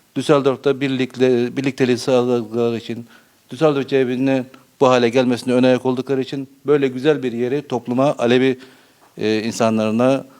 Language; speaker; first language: Turkish; native; Turkish